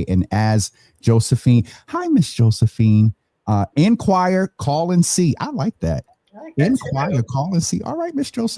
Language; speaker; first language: English; native; English